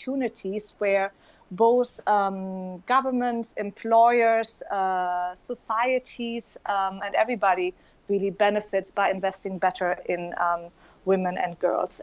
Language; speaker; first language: English; non-native, fluent; German